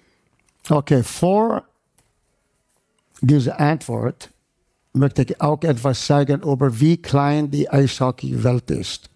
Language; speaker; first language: German; non-native, fluent; English